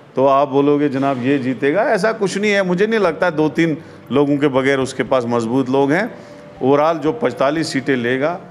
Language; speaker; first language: Hindi; non-native, local second language; Kashmiri